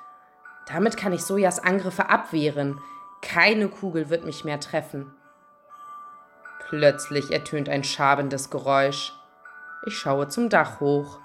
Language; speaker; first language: German; native; German